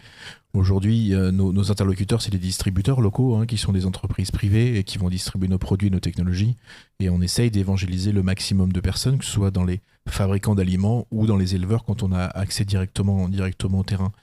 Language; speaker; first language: French; native; French